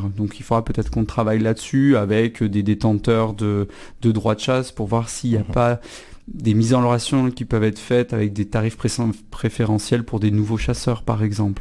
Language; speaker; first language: French; native; French